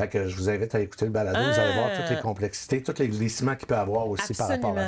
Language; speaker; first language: French; native; French